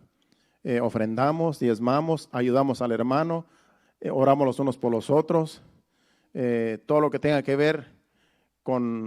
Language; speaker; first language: Spanish; native; Spanish